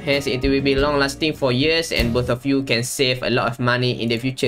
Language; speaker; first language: English; non-native, local second language; Malay